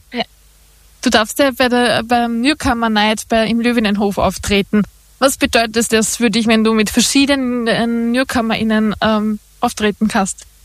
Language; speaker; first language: German; native; German